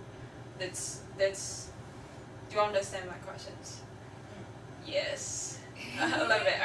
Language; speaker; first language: English; non-native, fluent; Chinese